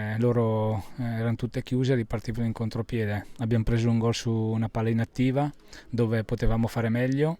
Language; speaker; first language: Italian; native; Italian